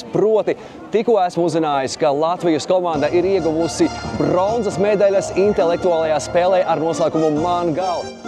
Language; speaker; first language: Latvian; native; Latvian